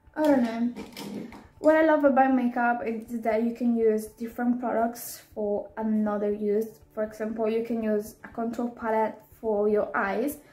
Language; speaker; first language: English; non-native, fluent; Italian